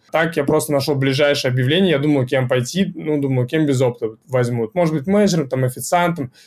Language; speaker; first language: Russian; native; Russian